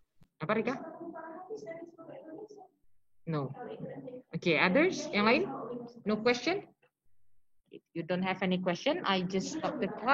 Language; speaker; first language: English; non-native, local second language; Indonesian